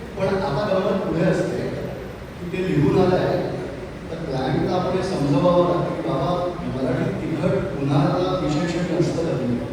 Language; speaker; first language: Marathi; native; Marathi